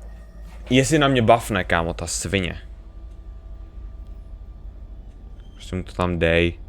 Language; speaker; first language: Czech; native; Czech